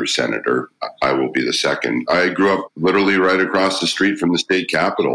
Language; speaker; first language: English; native; English